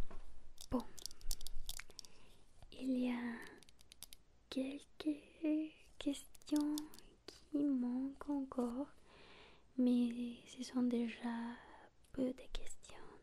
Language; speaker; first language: French; non-native, learner; Spanish